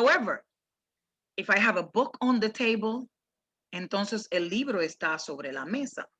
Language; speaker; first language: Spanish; non-native, fluent; English